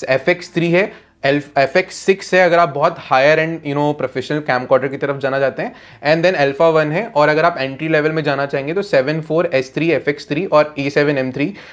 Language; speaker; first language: Hindi; native; Hindi